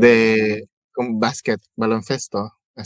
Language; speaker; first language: Spanish; non-native, fluent; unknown